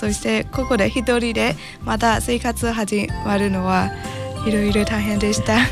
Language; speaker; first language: Japanese; non-native, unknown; Burmese